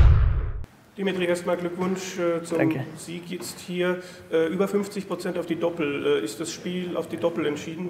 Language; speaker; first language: German; native; German